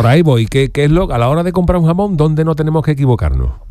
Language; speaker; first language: Spanish; native; Spanish